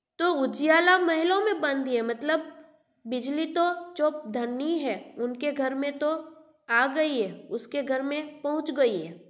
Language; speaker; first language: Hindi; non-native, local second language; Gujarati